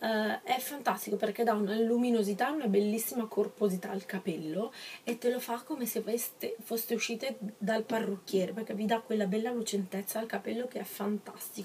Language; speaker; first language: Italian; native; Italian